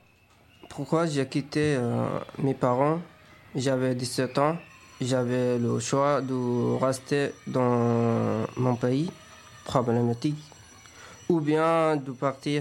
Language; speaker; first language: French; non-native, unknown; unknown